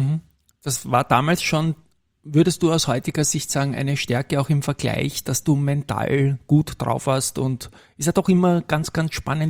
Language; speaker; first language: German; native; German